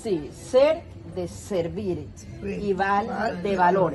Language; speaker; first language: Spanish; native; Spanish